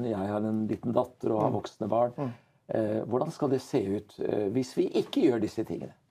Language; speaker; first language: Norwegian; native; Norwegian